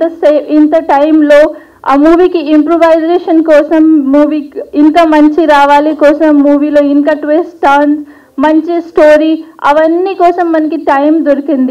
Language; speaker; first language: Telugu; non-native, learner; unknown